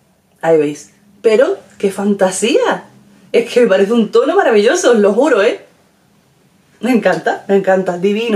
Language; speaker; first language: Spanish; native; Spanish